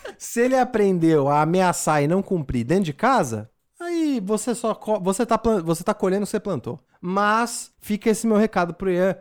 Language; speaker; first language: Portuguese; native; Portuguese